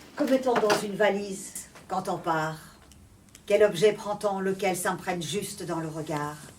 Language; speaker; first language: French; early bilingual, other home language; Persian